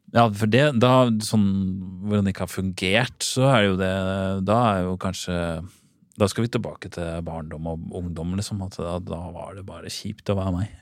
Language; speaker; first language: Norwegian; native; Norwegian